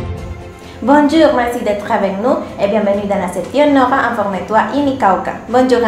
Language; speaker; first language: French; non-native, learner; Spanish